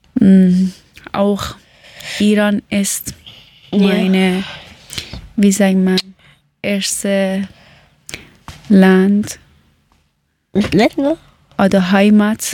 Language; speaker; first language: German; non-native, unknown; Persian